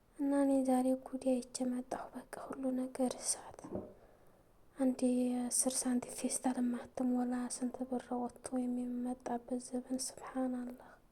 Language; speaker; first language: Amharic; native; Amharic